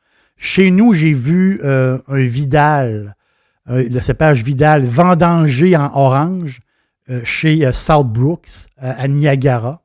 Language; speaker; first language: French; native; French